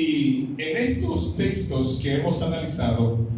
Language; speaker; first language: Spanish; native; Spanish